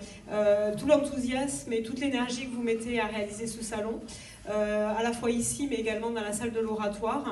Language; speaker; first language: French; native; French